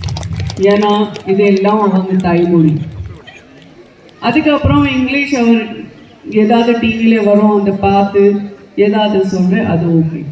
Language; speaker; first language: Tamil; non-native, local second language; Gujarati